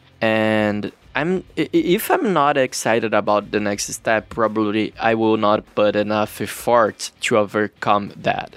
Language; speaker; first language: English; non-native, learner; Portuguese